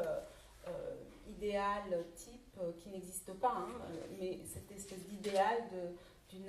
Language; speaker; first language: French; native; French